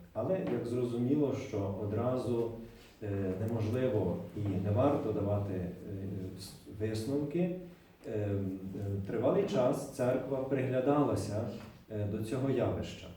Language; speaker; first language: Ukrainian; native; Ukrainian